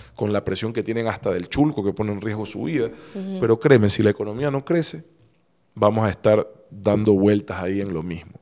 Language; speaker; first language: Spanish; native; Spanish